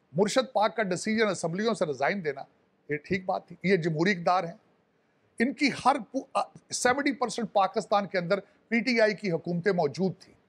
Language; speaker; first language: Urdu; non-native, local second language; Punjabi